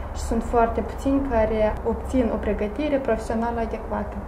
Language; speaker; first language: Romanian; non-native, local second language; Bulgarian